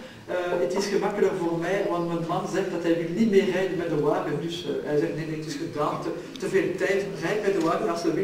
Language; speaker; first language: Dutch; non-native, local second language; French